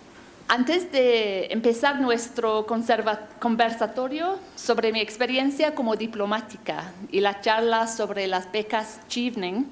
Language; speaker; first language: Spanish; non-native, fluent; English